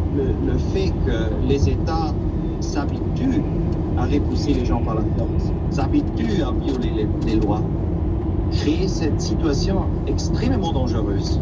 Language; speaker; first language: French; non-native, fluent; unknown